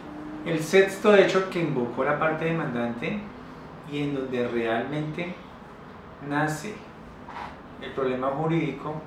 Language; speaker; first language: Spanish; native; Spanish